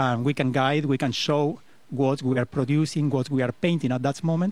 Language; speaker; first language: English; non-native, fluent; Spanish